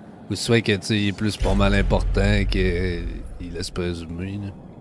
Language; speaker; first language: French; native; French